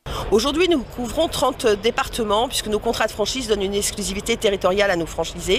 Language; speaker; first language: French; native; French